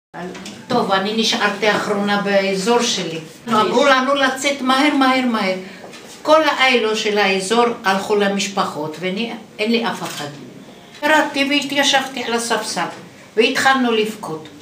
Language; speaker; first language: Hebrew; non-native, fluent; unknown